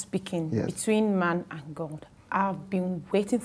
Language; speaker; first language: English; non-native, local second language; Igbo